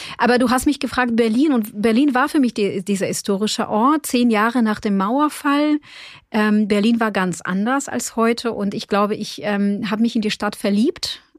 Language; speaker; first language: German; non-native, fluent; Russian